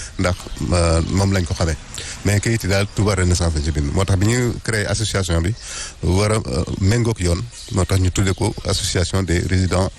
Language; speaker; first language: Wolof; native; Wolof